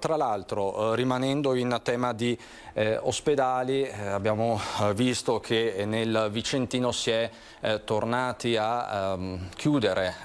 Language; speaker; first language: Italian; native; Italian